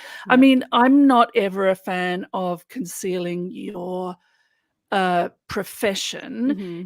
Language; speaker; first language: English; native; English